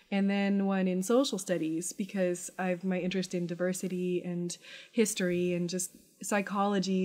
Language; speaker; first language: English; native; English